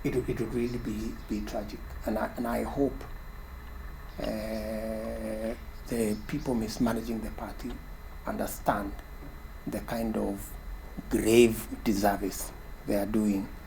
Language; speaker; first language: English; non-native, local second language; Kalenjin